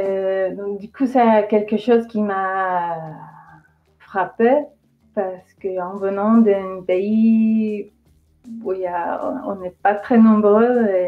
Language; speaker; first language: French; non-native, fluent; Spanish